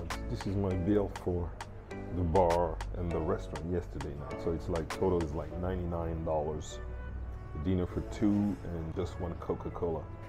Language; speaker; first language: English; non-native, fluent; French